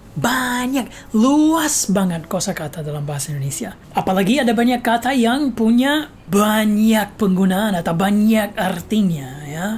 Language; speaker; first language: Indonesian; non-native, fluent; English